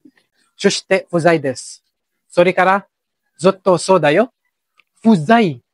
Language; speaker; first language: Japanese; non-native, learner; Filipino